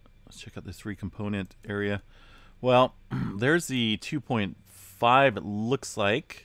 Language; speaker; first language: English; native; English